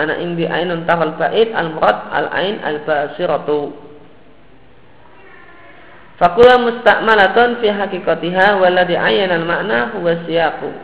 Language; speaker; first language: Arabic; non-native, fluent; Indonesian